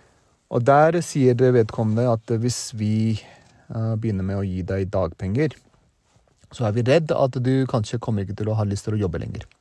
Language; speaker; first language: Norwegian; early bilingual, other home language; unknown